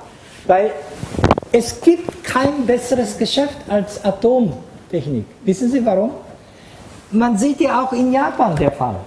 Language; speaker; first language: German; non-native, fluent; Japanese